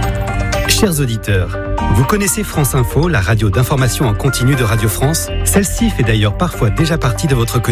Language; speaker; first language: French; native; French